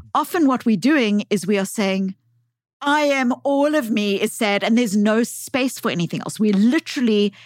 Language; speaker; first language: English; native; English